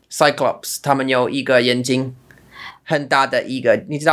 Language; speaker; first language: Chinese; non-native, learner; English